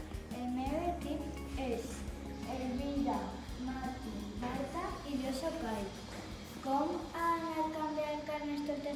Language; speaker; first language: Catalan; non-native, local second language; Spanish